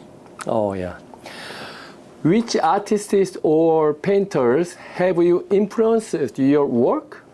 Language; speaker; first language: English; non-native, learner; Korean